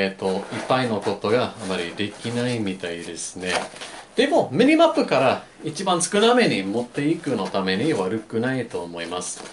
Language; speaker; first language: Japanese; non-native, learner; English